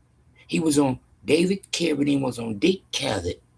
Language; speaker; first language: English; native; English